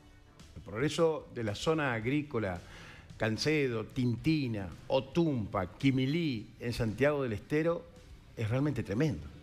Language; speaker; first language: Spanish; native; Spanish